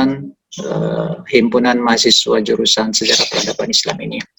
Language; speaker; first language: Malay; native; Malay